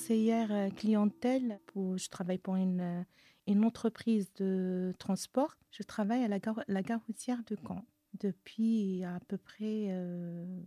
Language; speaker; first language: French; non-native, local second language; Arabic